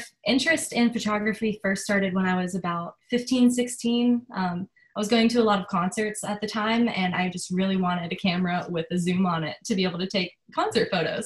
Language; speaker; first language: English; native; English